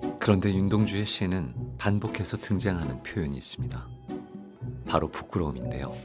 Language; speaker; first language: Korean; native; Korean